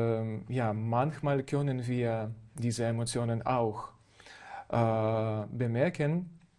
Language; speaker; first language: German; non-native, fluent; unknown